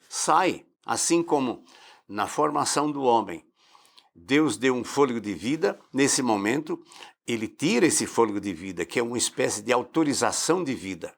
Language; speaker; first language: Portuguese; native; Portuguese